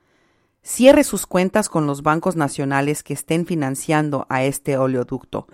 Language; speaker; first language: Spanish; native; Spanish